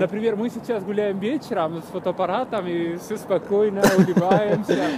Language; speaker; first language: Russian; non-native, fluent; Spanish